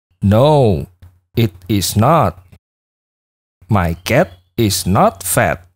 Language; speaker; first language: English; non-native, fluent; Indonesian